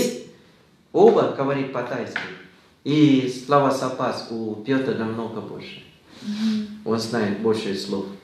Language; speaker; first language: Russian; non-native, fluent; Thai